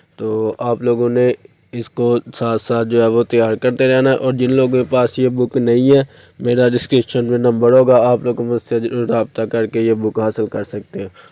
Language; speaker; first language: Urdu; non-native, local second language; Punjabi